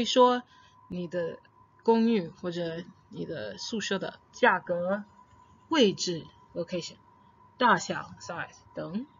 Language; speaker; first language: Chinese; non-native, fluent; English